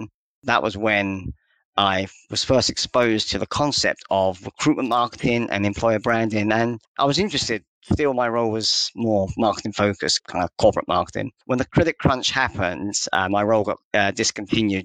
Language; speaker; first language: English; native; English